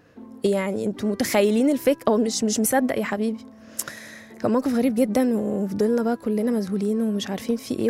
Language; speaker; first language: Arabic; native; Arabic